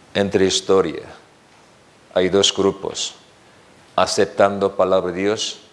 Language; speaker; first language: Spanish; non-native, learner; Korean